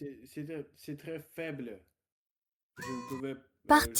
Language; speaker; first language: French; non-native, learner; Russian